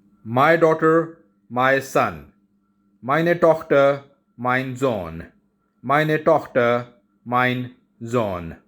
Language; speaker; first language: German; non-native, learner; Urdu